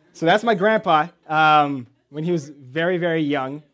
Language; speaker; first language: English; early bilingual, other home language; Russian